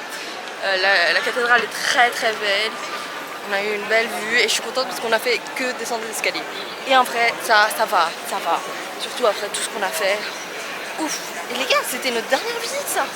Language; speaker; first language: French; native; French